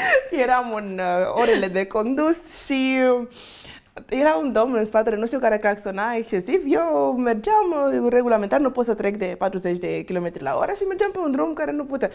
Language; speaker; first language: Romanian; non-native, fluent; Spanish